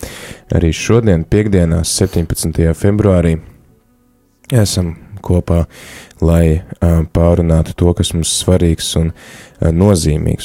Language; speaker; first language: Latvian; native; Latvian